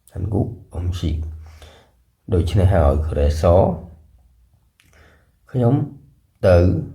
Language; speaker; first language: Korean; non-native, fluent; Khmer